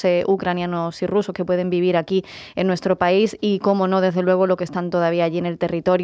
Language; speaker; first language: Spanish; native; Spanish